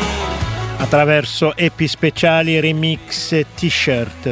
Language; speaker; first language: Italian; native; Italian